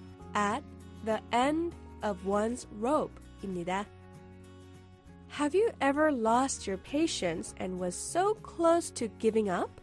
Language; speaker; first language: English; non-native, fluent; Korean